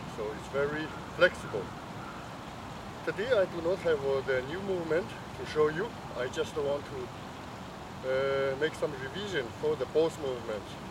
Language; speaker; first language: English; non-native, learner; Chinese